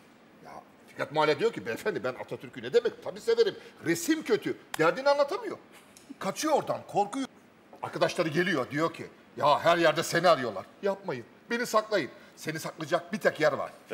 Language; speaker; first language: Turkish; native; Turkish